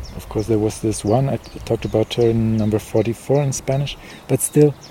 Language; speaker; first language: English; non-native, fluent; German